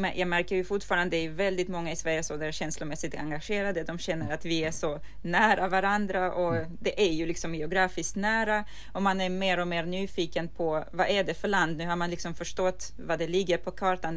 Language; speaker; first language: Swedish; non-native, fluent; Ukrainian